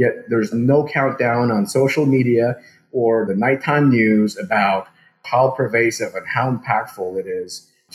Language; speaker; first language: English; early bilingual, other home language; Russian